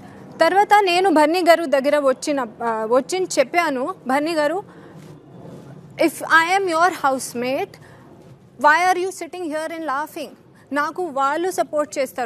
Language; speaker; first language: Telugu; non-native, learner; Hindi